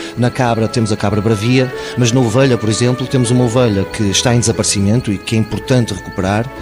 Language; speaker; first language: Portuguese; native; Portuguese